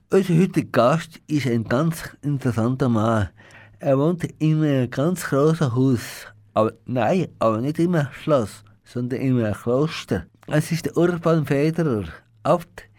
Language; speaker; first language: German; native; German